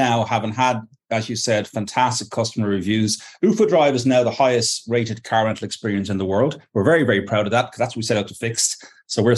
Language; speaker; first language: English; native; English